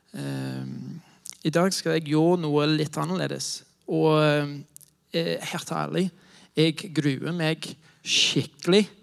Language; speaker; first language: Norwegian; non-native, fluent; English